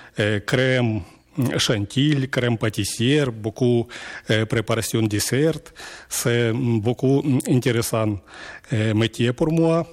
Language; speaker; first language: French; non-native, learner; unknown